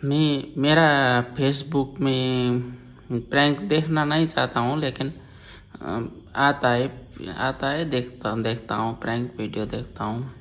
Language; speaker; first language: Hindi; non-native, learner; Nepali